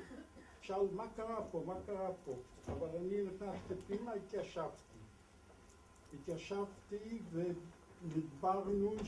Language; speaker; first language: Hebrew; non-native, fluent; Polish